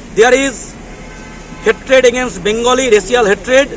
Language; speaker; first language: English; non-native, local second language; Bangla